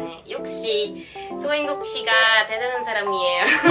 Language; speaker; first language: Korean; non-native, learner; Filipino